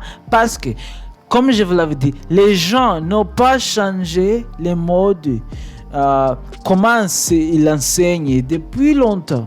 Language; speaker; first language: French; non-native, learner; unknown